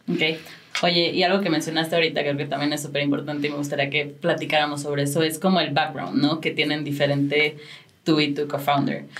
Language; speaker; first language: Spanish; native; Spanish